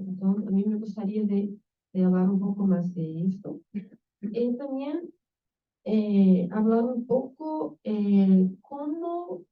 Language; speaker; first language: Spanish; non-native, learner; Portuguese